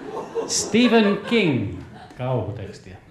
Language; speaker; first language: Finnish; native; Finnish